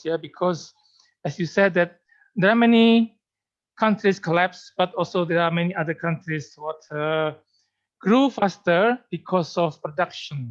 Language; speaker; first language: English; non-native, fluent; Indonesian